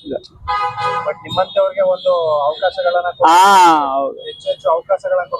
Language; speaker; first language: Kannada; native; Kannada